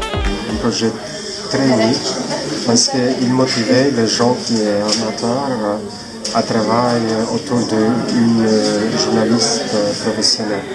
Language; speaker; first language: French; non-native, learner; Albanian